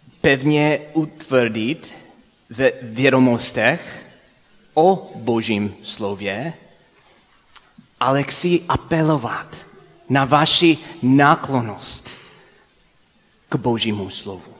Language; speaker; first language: Czech; non-native, fluent; English